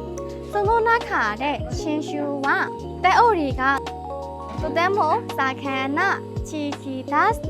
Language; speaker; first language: Japanese; non-native, learner; Burmese